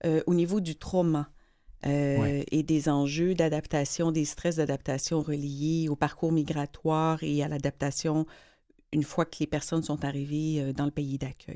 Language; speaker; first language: French; native; French